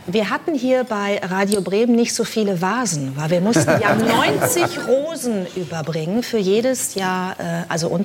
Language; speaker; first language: German; native; German